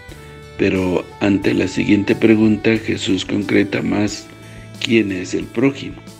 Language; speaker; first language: Spanish; native; Spanish